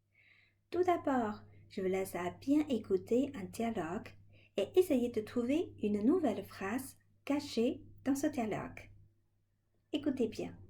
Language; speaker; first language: French; non-native, fluent; Chinese